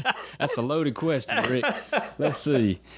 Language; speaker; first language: English; native; English